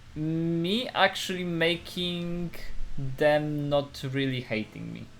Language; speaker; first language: English; non-native, fluent; Polish